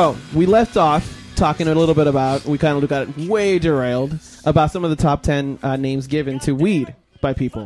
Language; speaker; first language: English; native; English